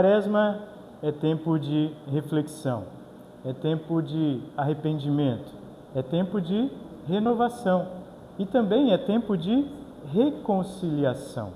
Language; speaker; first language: Portuguese; native; Portuguese